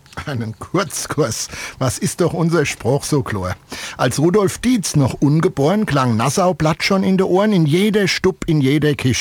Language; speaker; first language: German; native; German